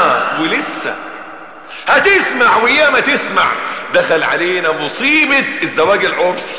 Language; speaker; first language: Arabic; native; Arabic